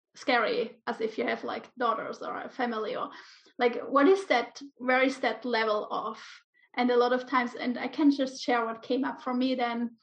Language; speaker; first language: English; non-native, fluent; German